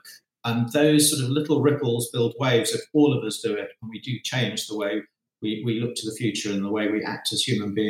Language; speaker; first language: English; native; English